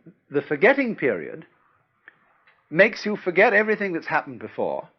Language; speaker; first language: English; native; English